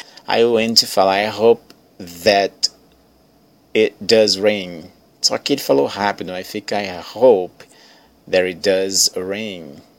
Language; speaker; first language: English; non-native, fluent; Portuguese